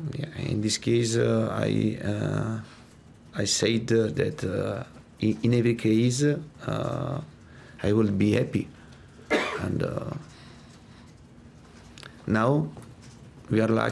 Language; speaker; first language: English; non-native, fluent; Italian